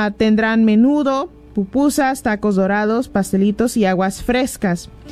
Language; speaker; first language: Spanish; early bilingual, heritage; Spanish